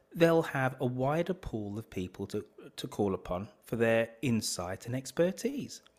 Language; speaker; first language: English; native; English